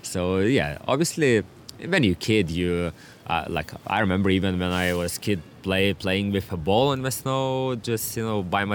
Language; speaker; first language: English; non-native, fluent; Lithuanian